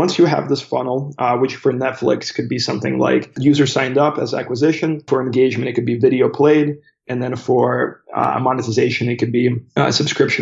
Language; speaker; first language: English; native; English